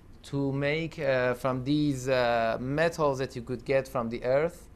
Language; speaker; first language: English; non-native, fluent; Persian